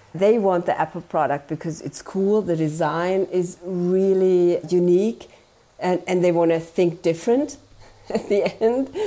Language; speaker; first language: English; non-native, fluent; German